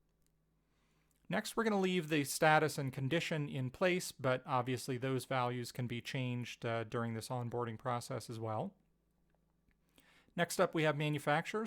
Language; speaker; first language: English; native; English